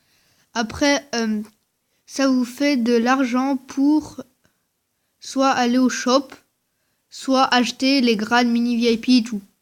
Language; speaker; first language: French; native; French